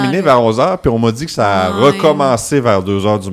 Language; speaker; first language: French; native; French